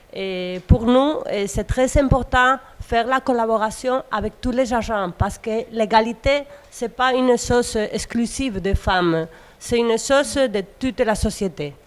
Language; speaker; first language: French; non-native, learner; Spanish